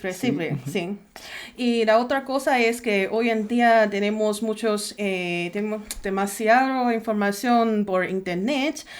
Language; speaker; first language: Spanish; non-native, learner; Chinese